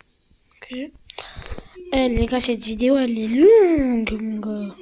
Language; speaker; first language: French; native; French